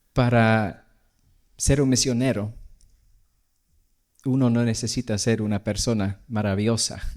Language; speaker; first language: Spanish; non-native, fluent; English